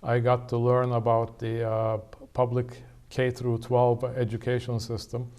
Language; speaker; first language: English; non-native, fluent; Turkish